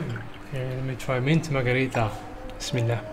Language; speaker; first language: English; non-native, fluent; Korean